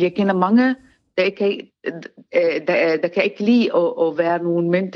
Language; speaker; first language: Danish; non-native, learner; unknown